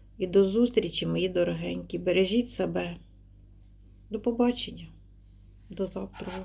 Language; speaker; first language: Ukrainian; native; Ukrainian